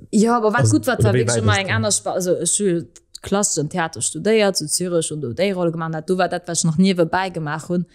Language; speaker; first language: Luxembourgish; early bilingual, other home language; French